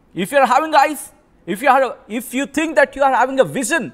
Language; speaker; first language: English; non-native, local second language; Telugu